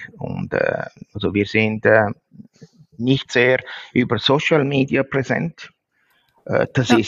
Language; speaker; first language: German; non-native, fluent; Italian